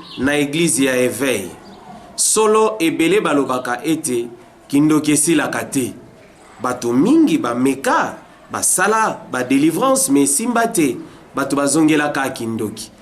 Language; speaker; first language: Lingala; native; Lingala